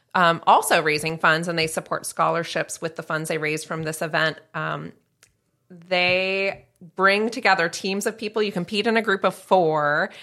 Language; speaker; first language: English; native; English